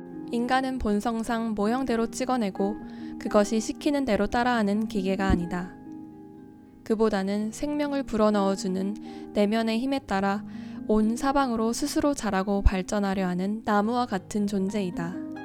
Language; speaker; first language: Korean; native; Korean